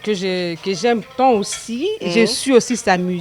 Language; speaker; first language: French; non-native, local second language; Lingala